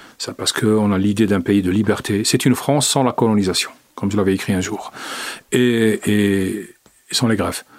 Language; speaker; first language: French; non-native, local second language; Arabic